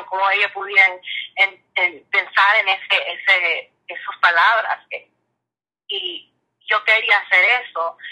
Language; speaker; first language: Spanish; early bilingual, heritage; English